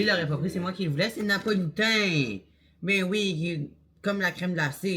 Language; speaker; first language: French; native; French